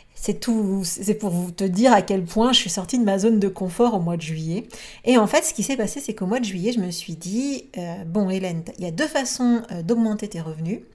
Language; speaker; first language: French; native; French